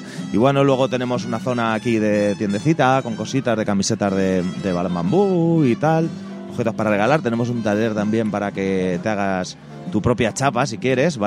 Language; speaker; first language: Spanish; native; Spanish